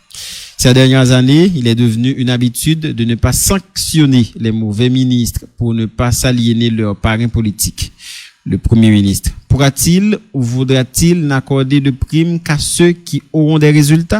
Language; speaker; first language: French; non-native, local second language; Haitian Creole